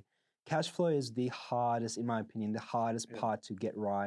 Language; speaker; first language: English; native; English